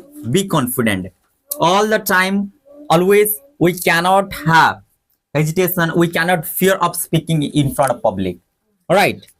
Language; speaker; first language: English; non-native, local second language; Odia